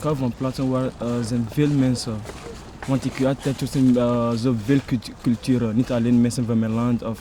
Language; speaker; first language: Dutch; non-native, learner; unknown